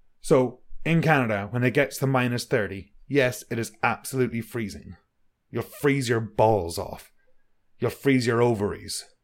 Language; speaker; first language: English; native; English